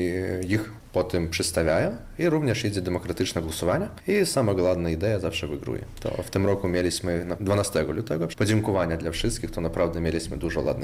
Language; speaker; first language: Polish; non-native, local second language; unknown